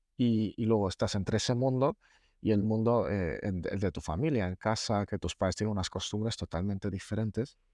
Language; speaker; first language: Spanish; early bilingual, other home language; Chinese